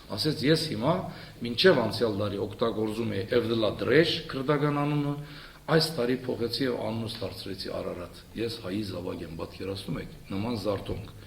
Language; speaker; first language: Armenian; early bilingual, heritage; Armenian